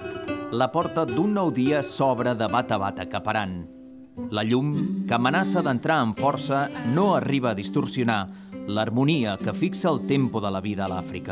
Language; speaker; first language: Catalan; native; Catalan